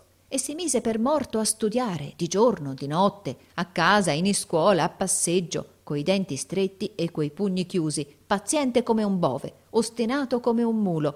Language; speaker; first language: Italian; native; Italian